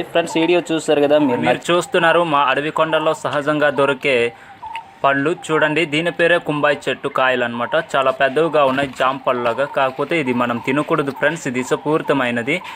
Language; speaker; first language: Telugu; non-native, local second language; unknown